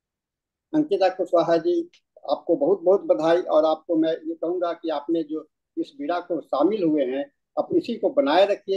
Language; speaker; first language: Hindi; native; Hindi